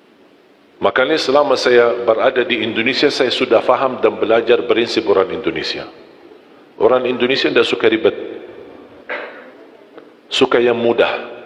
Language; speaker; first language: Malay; non-native, fluent; Arabic